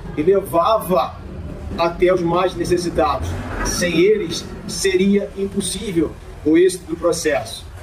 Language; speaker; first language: Portuguese; native; Portuguese